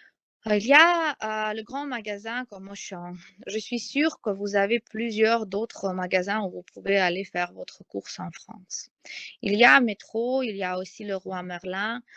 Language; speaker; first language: French; non-native, fluent; Ukrainian